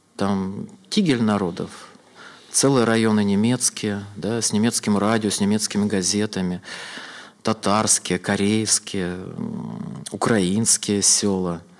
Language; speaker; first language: Russian; native; Russian